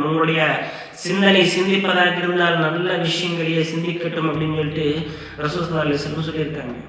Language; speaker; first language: Tamil; native; Tamil